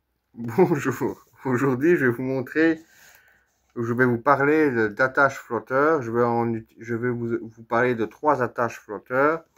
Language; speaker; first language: French; native; French